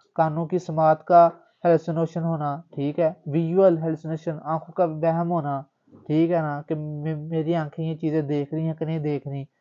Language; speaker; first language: Urdu; native; Urdu